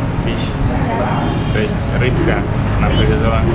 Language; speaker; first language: Russian; native; Russian